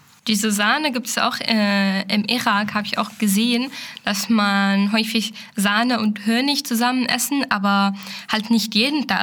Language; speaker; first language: German; non-native, fluent; Arabic